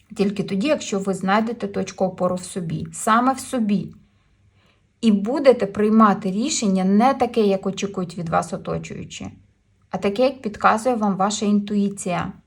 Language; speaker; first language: Ukrainian; non-native, local second language; Russian